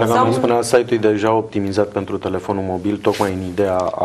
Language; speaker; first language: Romanian; native; Romanian